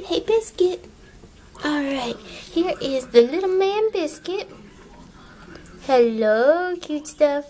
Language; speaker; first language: English; native; English